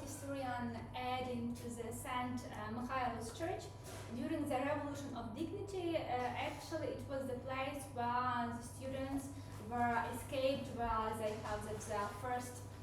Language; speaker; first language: English; non-native, fluent; Ukrainian